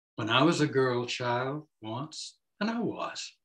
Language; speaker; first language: English; native; English